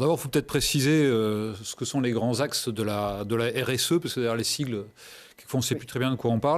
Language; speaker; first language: French; native; French